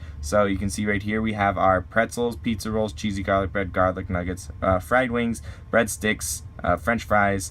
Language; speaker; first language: English; native; English